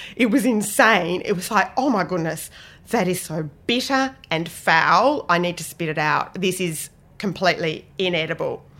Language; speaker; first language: English; native; English